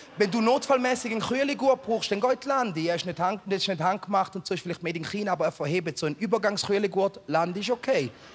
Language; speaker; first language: German; early bilingual, other home language; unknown